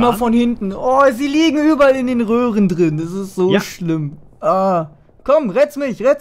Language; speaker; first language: German; native; German